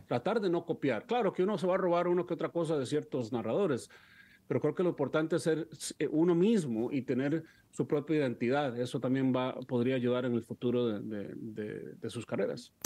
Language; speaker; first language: Spanish; early bilingual, heritage; Spanish